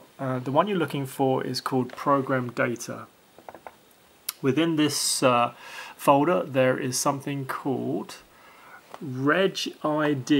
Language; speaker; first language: English; native; English